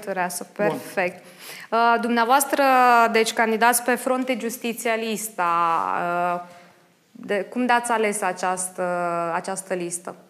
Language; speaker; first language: Romanian; native; Romanian